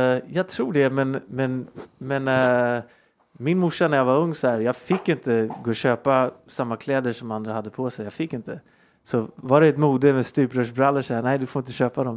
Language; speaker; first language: Swedish; early bilingual, heritage; Swedish